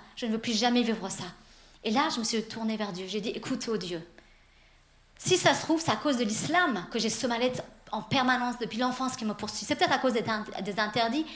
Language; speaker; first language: French; early bilingual, other home language; Persian